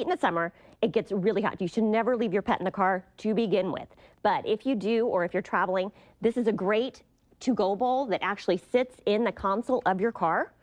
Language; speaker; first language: English; native; English